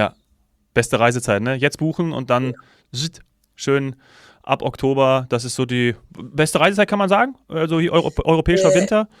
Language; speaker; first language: German; native; German